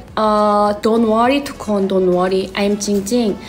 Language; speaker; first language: English; non-native, learner; Korean